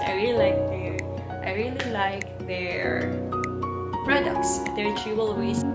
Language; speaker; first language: English; non-native, local second language; Cebuano